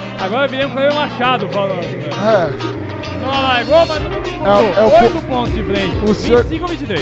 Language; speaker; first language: Portuguese; native; Portuguese